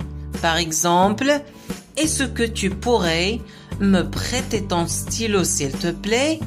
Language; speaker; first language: French; non-native, local second language; Arabic